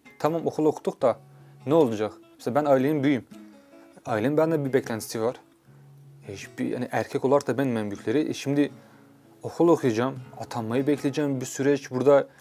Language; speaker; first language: Turkish; non-native, local second language; Kurdish